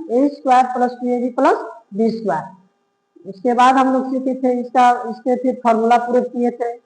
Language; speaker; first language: Hindi; native; Hindi